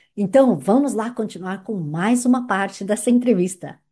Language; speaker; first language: Portuguese; native; Portuguese